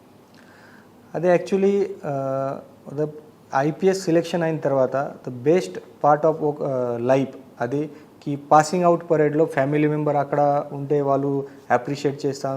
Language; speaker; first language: Telugu; non-native, learner; Marathi